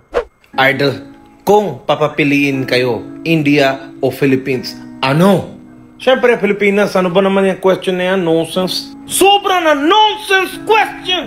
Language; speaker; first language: Filipino; early bilingual, other home language; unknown